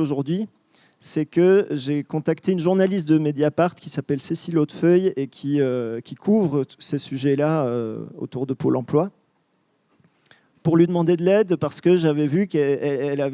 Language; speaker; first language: French; native; French